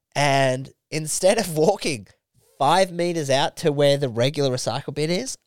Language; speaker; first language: English; native; English